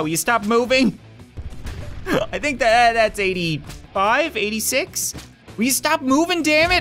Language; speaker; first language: English; native; English